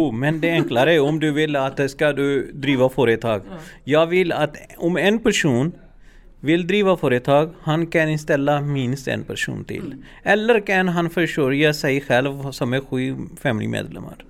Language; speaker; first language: Swedish; non-native, learner; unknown